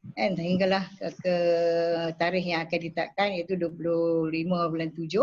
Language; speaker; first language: Malay; native; Malay